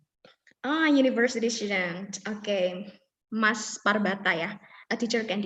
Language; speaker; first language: English; non-native, fluent; Indonesian